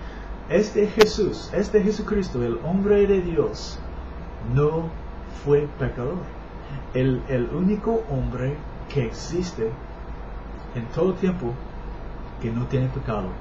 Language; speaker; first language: Spanish; non-native, learner; English